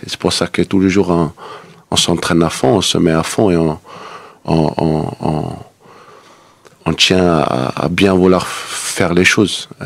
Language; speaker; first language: French; non-native, fluent; Danish